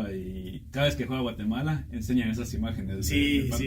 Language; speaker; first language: Spanish; native; Spanish